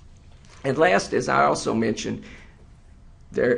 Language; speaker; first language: English; native; English